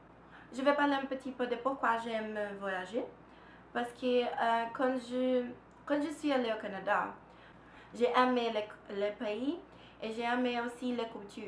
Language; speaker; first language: French; non-native, learner; Portuguese